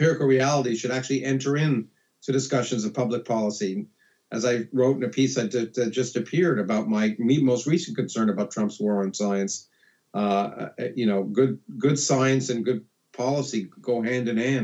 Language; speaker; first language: English; native; English